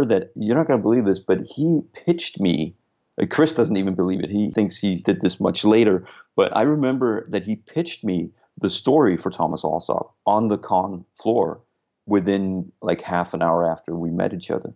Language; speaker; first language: English; non-native, fluent; Danish